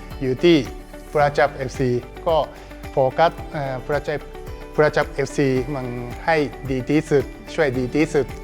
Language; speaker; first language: Thai; non-native, learner; Japanese